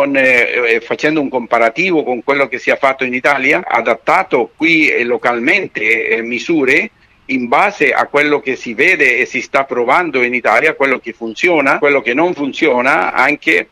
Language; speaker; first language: Italian; non-native, fluent; Spanish